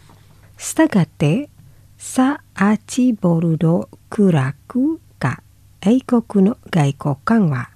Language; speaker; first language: Japanese; non-native, fluent; Indonesian